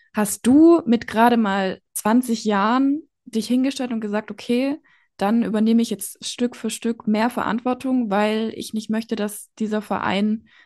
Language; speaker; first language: German; native; German